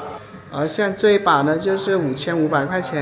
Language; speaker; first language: Chinese; native; Chinese